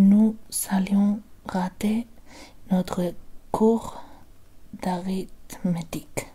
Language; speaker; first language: French; non-native, learner; Spanish